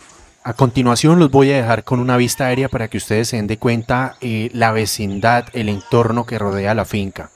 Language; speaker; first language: Spanish; native; Spanish